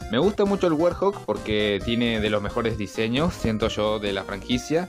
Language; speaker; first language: Spanish; native; Spanish